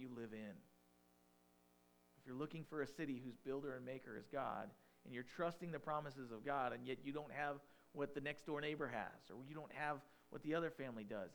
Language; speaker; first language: English; native; English